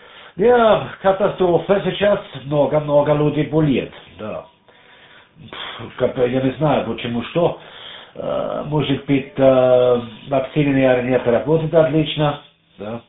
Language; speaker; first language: Russian; non-native, learner; German